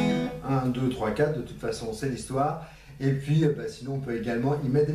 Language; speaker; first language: French; native; French